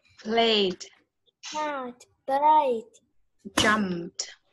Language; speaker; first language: English; non-native, learner; Vietnamese